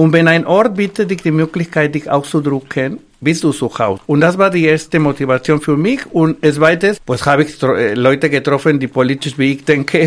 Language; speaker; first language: German; non-native, fluent; Spanish